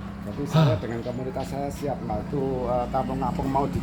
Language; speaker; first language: Indonesian; non-native, local second language; Javanese